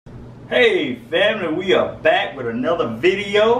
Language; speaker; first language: English; native; English